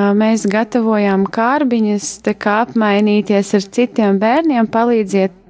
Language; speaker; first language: Latvian; native; Latvian